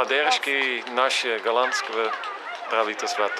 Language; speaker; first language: Russian; non-native, fluent; Dutch